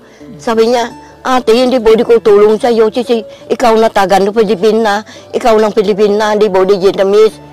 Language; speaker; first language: Filipino; non-native, learner; Vietnamese